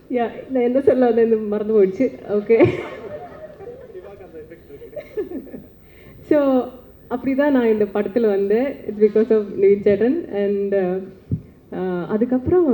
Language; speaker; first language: Tamil; non-native, learner; Malayalam